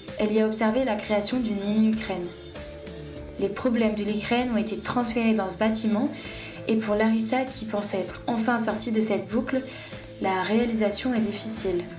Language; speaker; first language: French; native; French